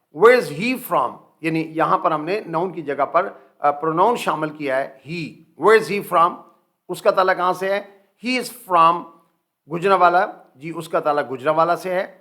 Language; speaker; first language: Urdu; native; Urdu